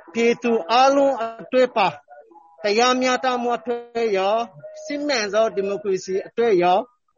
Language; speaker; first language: Burmese; non-native, local second language; Rohingya